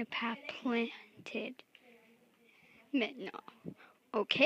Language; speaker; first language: French; non-native, learner; English